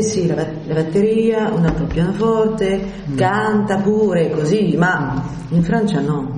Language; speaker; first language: Italian; early bilingual, heritage; French